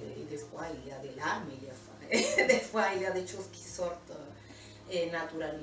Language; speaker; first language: French; non-native, fluent; Spanish